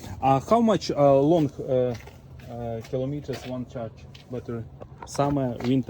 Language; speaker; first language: English; non-native, learner; Ukrainian